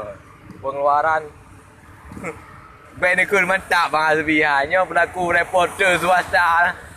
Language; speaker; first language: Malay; non-native, local second language; Achinese